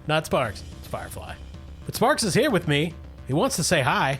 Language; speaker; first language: English; native; English